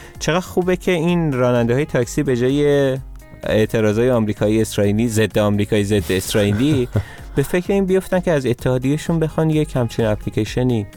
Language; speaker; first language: Persian; native; Persian